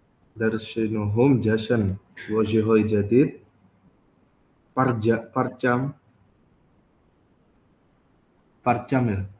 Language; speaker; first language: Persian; non-native, learner; Indonesian